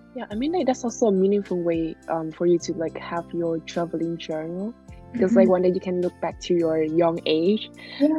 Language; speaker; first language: English; non-native, fluent; Vietnamese